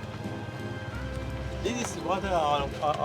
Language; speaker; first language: English; non-native, learner; Thai